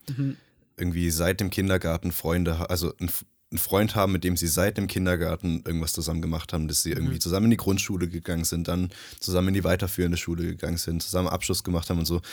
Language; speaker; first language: German; early bilingual, other home language; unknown